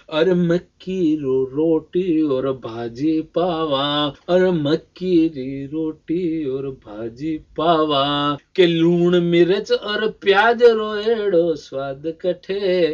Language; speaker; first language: Hindi; non-native, local second language; Rajasthani